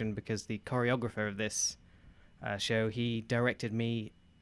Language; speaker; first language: English; native; English